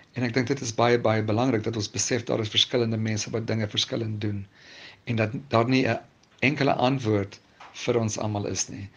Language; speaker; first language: Afrikaans; native; Afrikaans